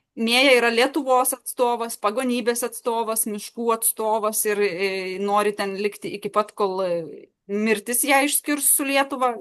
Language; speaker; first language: Lithuanian; native; Lithuanian